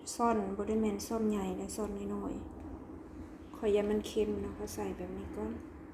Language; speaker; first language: Thai; native; Thai